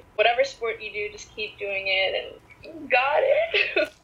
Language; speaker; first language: English; native; English